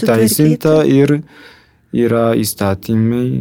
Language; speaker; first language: Lithuanian; early bilingual, heritage; Lithuanian